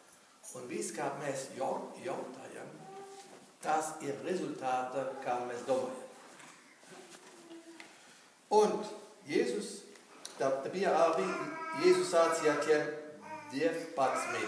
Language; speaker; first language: Latvian; non-native, learner; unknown